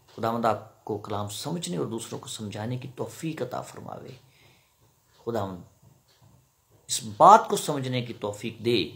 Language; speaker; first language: Urdu; non-native, local second language; Punjabi